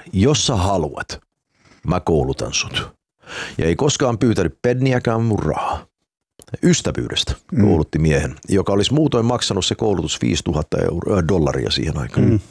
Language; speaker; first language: Finnish; early bilingual, heritage; English